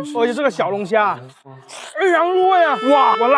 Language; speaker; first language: Chinese; non-native, local second language; Cantonese